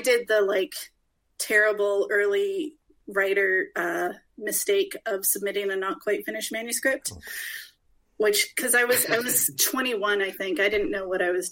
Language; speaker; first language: English; native; English